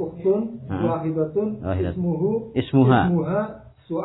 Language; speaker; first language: Arabic; non-native, learner; Indonesian